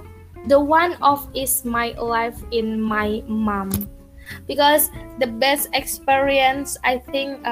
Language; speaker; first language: English; non-native, learner; Indonesian